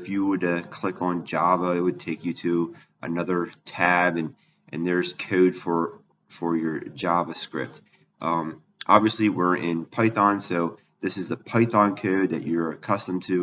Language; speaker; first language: English; native; English